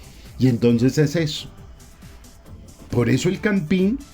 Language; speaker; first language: Spanish; native; Spanish